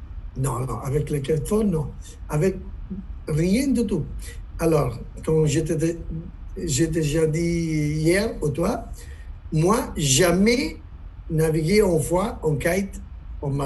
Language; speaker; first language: French; non-native, learner; Italian